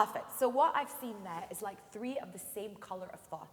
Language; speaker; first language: English; native; English